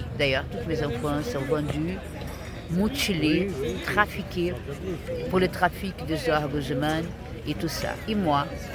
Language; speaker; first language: French; non-native, fluent; Portuguese